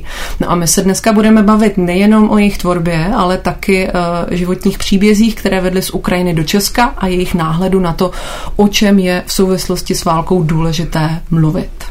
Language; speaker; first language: Czech; native; Czech